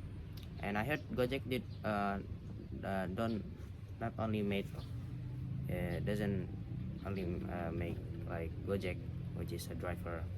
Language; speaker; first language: English; non-native, fluent; Indonesian